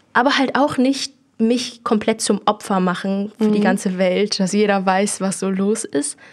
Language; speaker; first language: German; early bilingual, other home language; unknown